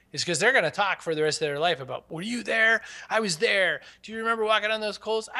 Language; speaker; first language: English; native; English